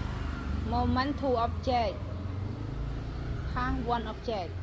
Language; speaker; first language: English; non-native, learner; Khmer